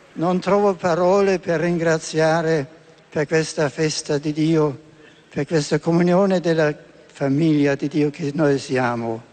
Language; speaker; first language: Italian; non-native, fluent; German